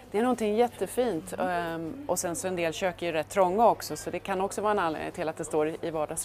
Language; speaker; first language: Swedish; native; Swedish